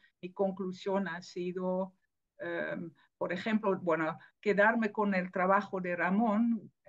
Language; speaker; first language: Spanish; non-native, fluent; Dutch